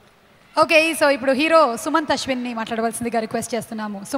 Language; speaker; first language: Telugu; native; Telugu